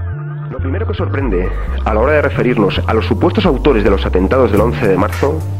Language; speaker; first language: Spanish; native; Spanish